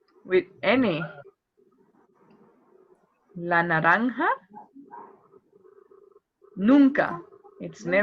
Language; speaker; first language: English; non-native, fluent; Spanish